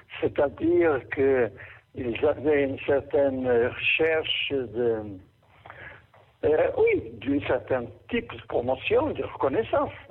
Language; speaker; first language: French; non-native, fluent; Portuguese